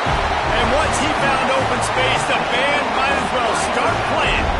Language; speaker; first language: English; native; English